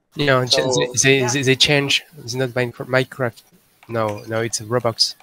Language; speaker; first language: English; non-native, learner; French